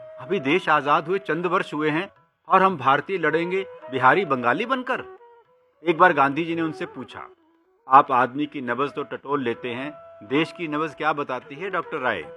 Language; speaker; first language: Hindi; native; Hindi